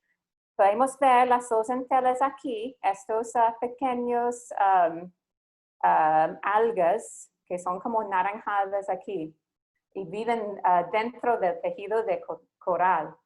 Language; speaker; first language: Spanish; non-native, fluent; English